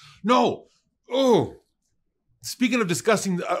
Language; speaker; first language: English; early bilingual, other home language; Spanish